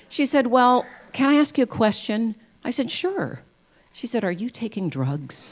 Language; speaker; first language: English; native; English